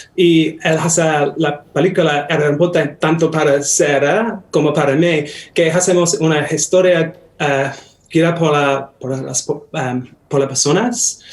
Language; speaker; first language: Spanish; non-native, learner; English